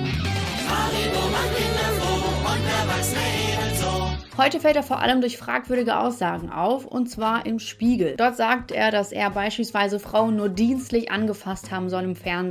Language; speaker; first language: German; native; German